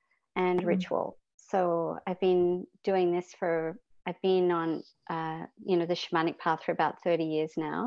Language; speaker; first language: English; native; English